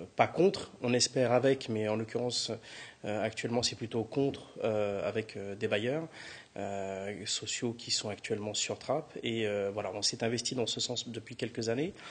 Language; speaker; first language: French; native; French